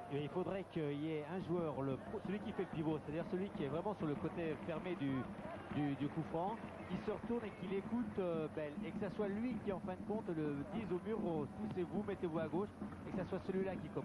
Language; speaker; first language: French; native; French